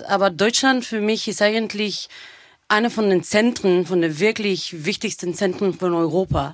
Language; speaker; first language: German; non-native, fluent; Bulgarian